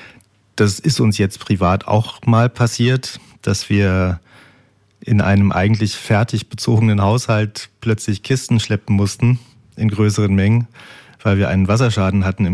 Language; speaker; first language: German; native; German